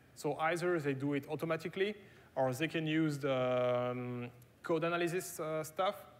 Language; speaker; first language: English; non-native, fluent; German